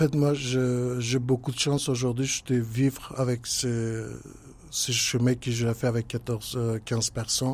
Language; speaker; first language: French; non-native, learner; Kurdish